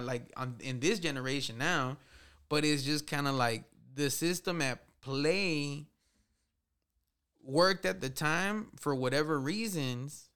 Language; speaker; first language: English; early bilingual, other home language; Spanish